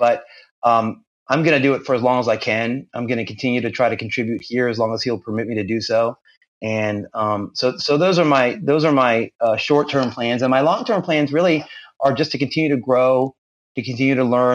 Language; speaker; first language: English; native; English